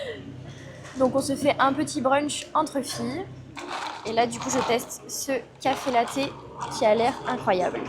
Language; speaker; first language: French; native; French